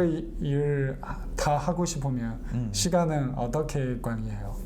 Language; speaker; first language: Korean; non-native, learner; Chinese